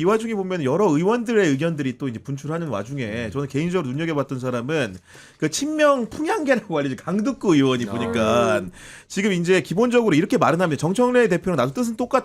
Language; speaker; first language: Korean; native; Korean